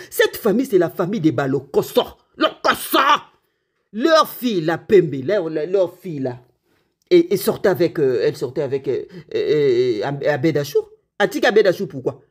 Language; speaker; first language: French; non-native, local second language; Lingala